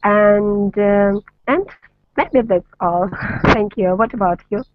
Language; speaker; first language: English; non-native, learner; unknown